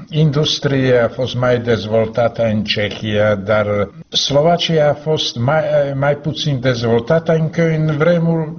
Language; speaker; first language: Romanian; non-native, fluent; Slovak